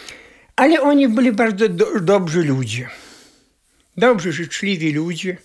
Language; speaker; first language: Polish; non-native, local second language; Belarusian